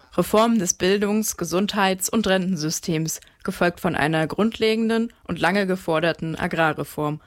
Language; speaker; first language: German; native; German